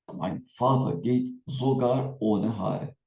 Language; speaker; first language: German; non-native, fluent; Turkish